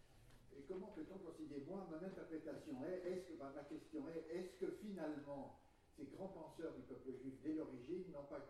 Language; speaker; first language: French; native; French